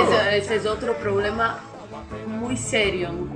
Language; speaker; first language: Spanish; non-native, fluent; Portuguese